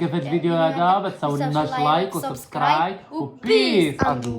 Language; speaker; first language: Arabic; native; Arabic